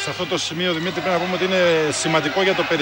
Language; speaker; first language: Greek; native; Greek